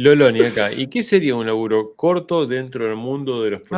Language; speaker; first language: Spanish; native; Spanish